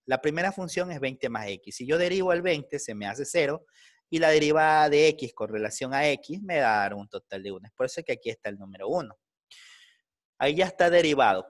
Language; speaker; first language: Spanish; native; Spanish